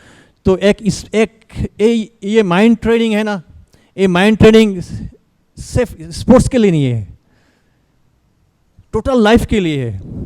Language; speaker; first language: Hindi; non-native, learner; Bangla